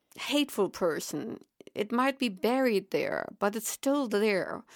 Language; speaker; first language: English; non-native, fluent; German